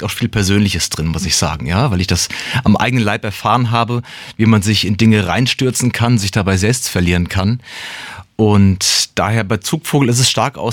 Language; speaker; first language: German; native; German